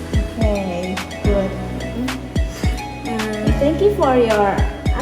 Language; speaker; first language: English; non-native, learner; Indonesian